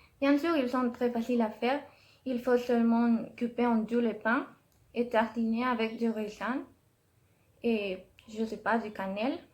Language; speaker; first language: French; non-native, learner; Spanish